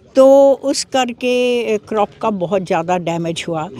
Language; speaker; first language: Hindi; non-native, local second language; Punjabi